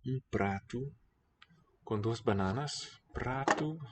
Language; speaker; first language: Portuguese; non-native, learner; English